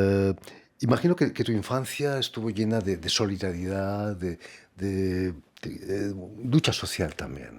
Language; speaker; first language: Spanish; native; Spanish